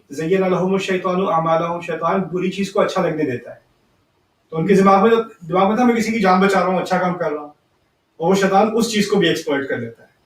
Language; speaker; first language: Urdu; early bilingual, heritage; Urdu